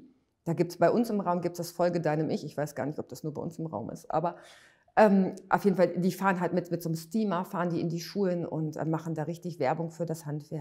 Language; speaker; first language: German; native; German